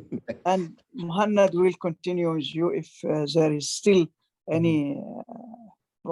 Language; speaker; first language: English; non-native, fluent; Arabic